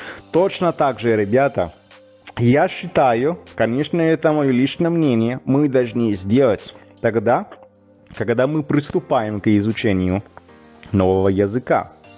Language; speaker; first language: Russian; non-native, fluent; Italian